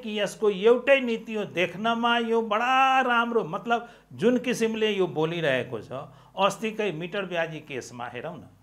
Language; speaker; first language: Nepali; non-native, local second language; Maithili